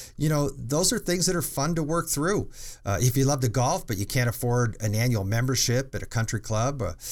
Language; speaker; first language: English; native; English